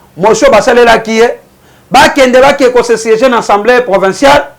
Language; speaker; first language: Lingala; non-native, local second language; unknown